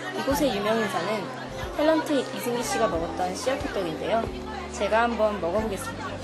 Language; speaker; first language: Korean; native; Korean